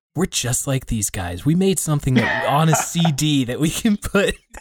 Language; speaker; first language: English; native; English